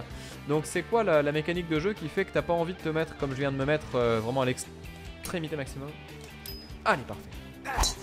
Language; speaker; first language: French; native; French